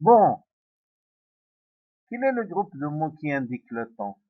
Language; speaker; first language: French; non-native, local second language; Arabic